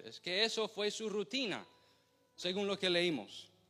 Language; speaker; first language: Spanish; non-native, fluent; English